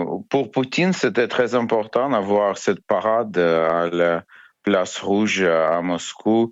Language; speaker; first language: French; non-native, learner; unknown